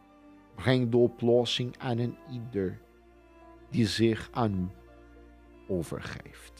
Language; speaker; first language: Dutch; non-native, fluent; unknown